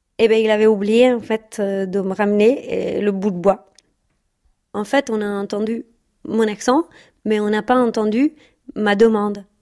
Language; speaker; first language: French; non-native, fluent; Italian